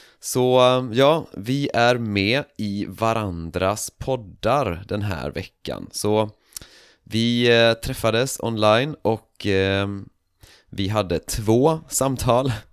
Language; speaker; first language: Swedish; native; Swedish